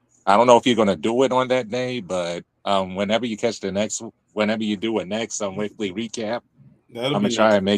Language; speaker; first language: English; native; English